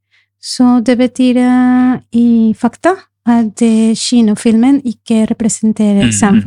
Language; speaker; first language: Norwegian; non-native, fluent; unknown